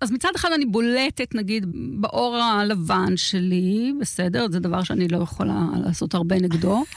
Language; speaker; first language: Hebrew; native; Hebrew